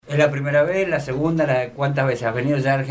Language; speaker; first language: Spanish; native; Spanish